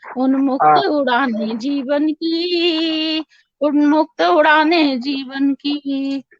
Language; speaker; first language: Hindi; native; Hindi